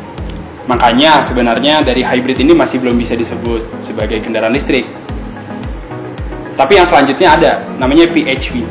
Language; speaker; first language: Indonesian; native; Indonesian